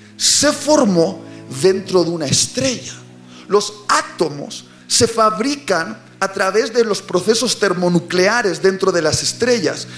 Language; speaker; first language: Spanish; native; Spanish